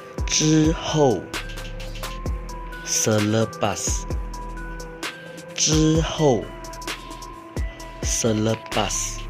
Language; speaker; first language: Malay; non-native, learner; Chinese